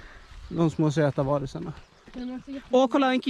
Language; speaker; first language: Swedish; native; Swedish